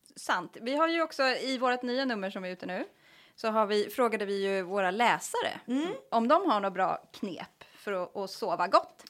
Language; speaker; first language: Swedish; native; Swedish